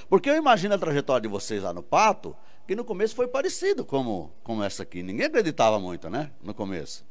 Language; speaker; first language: Portuguese; native; Portuguese